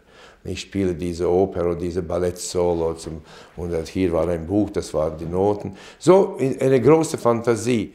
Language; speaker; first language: German; non-native, fluent; Latvian